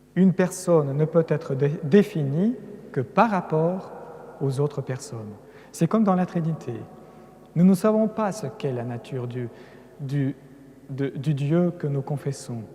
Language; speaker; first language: French; non-native, fluent; Russian